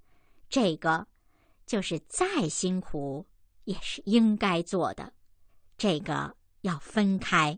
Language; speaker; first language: Chinese; native; Chinese